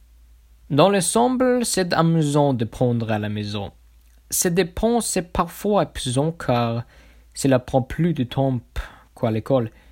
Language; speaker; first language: French; non-native, learner; German